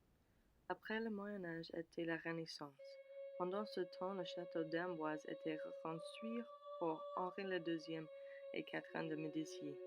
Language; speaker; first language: French; non-native, learner; English